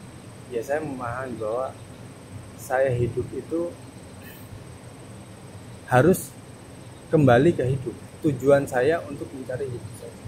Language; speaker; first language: Indonesian; non-native, fluent; German